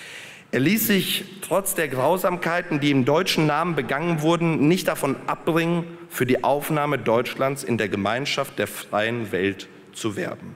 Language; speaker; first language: German; early bilingual, other home language; Polish